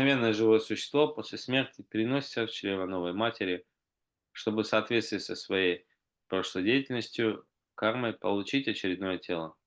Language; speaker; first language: Russian; native; Russian